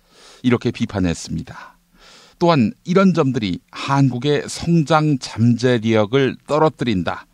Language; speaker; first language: Korean; native; Korean